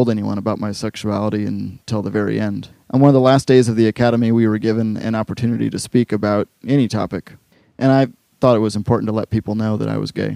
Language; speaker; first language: English; native; English